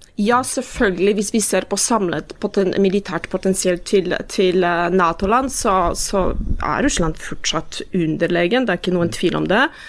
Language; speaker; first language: Norwegian; non-native, fluent; Polish